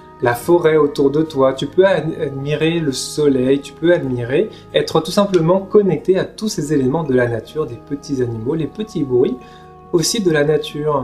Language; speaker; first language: French; native; French